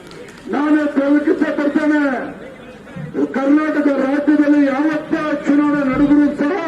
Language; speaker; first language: Kannada; native; Kannada